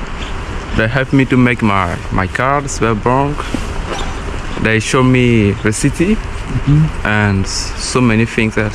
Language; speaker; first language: English; non-native, learner; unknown